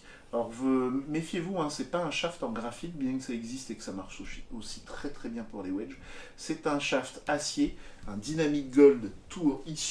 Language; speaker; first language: French; native; French